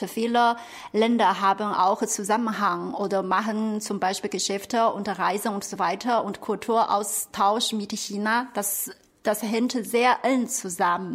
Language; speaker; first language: German; non-native, fluent; Chinese